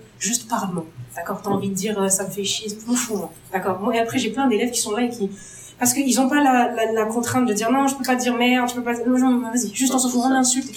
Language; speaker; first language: French; non-native, local second language; Arabic